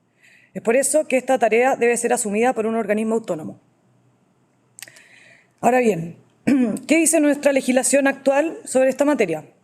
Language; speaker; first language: Spanish; native; Spanish